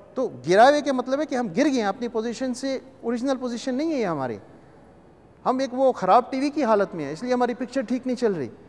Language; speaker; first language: Urdu; non-native, local second language; Punjabi